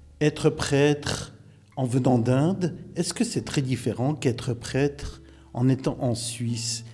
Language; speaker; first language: French; native; French